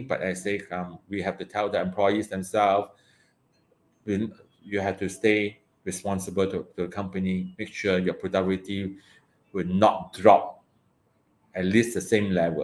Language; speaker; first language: English; non-native, local second language; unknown